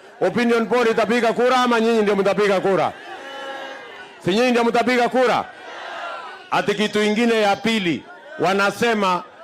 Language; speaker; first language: Swahili; non-native, local second language; Kalenjin